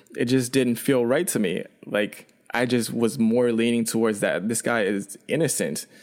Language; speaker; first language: English; early bilingual, other home language; Chinese